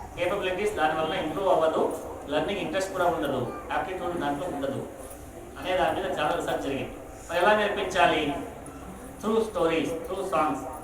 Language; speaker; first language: Telugu; non-native, local second language; Kannada